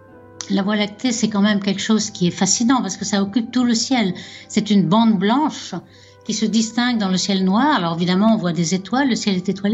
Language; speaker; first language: French; native; French